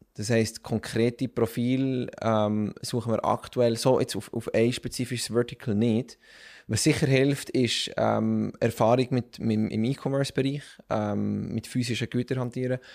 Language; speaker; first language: German; native; German